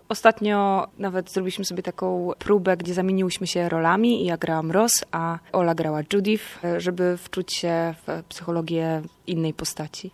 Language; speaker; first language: Polish; native; Polish